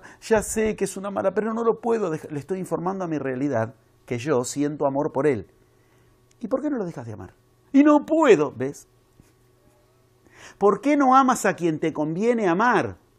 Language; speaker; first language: Spanish; native; Spanish